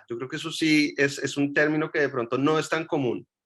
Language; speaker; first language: Spanish; native; Spanish